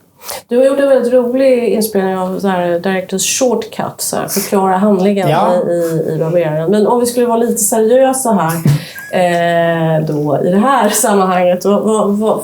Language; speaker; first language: Swedish; native; Swedish